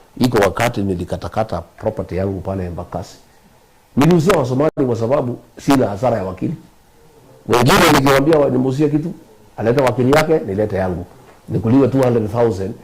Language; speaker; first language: Swahili; non-native, local second language; Kikuyu